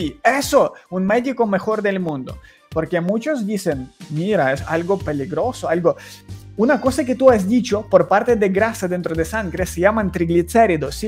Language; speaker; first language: Spanish; non-native, learner; Ukrainian